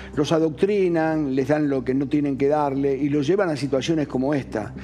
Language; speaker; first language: Spanish; native; Spanish